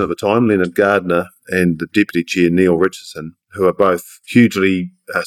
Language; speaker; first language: English; native; English